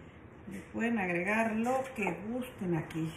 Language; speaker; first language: Spanish; native; Spanish